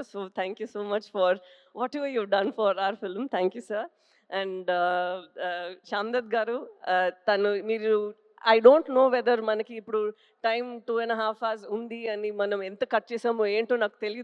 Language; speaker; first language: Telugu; non-native, fluent; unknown